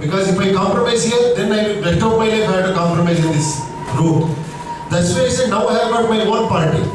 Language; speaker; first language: English; non-native, local second language; Kannada